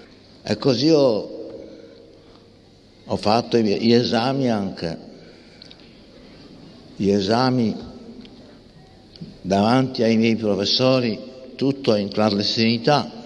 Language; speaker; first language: Italian; non-native, fluent; Polish